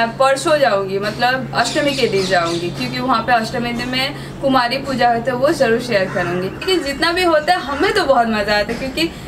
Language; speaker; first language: Hindi; non-native, local second language; Bangla